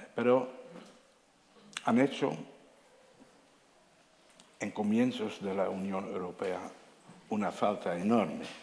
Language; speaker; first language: Spanish; non-native, fluent; Dutch